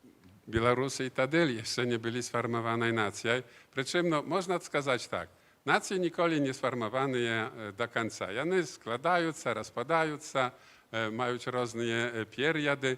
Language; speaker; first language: Polish; non-native, learner; Belarusian